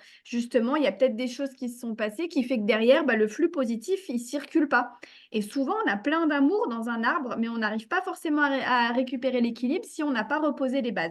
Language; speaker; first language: French; native; French